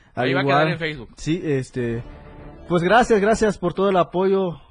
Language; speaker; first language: Spanish; native; Spanish